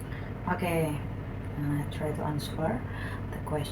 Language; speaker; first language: English; non-native, learner; Indonesian